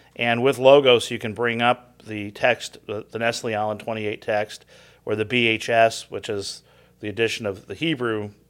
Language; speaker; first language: English; native; English